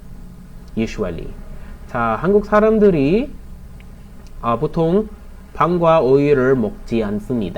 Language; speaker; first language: Korean; non-native, learner; Filipino